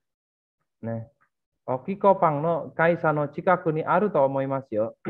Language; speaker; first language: Japanese; non-native, fluent; Indonesian